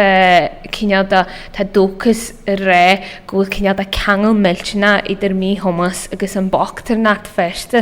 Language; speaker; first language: Irish; non-native, local second language; English